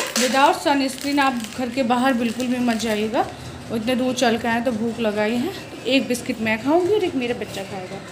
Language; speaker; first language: Hindi; native; Hindi